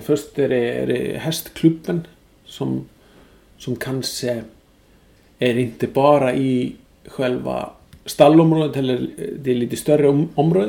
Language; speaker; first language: Swedish; non-native, fluent; Icelandic